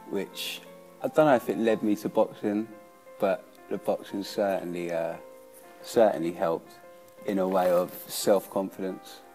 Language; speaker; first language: English; native; English